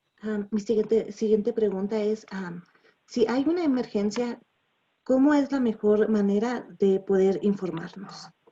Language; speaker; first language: Spanish; early bilingual, other home language; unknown